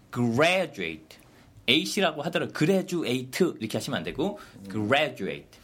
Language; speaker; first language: Korean; non-native, fluent; English